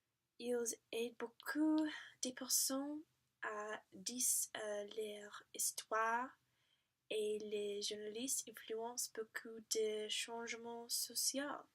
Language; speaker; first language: French; non-native, learner; English